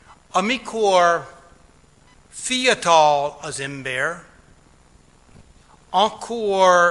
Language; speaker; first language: Hungarian; non-native, fluent; English